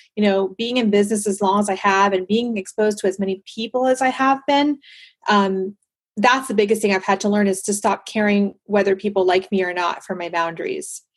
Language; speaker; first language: English; early bilingual, other home language; Spanish